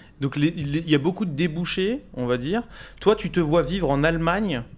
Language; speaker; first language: French; native; French